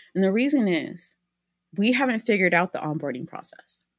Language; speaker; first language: English; early bilingual, other home language; Spanish